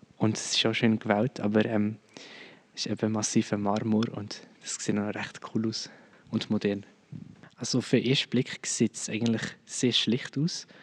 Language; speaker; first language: German; native; German